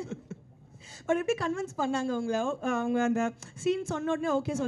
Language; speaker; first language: Tamil; native; Tamil